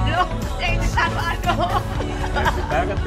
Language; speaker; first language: Indonesian; native; Indonesian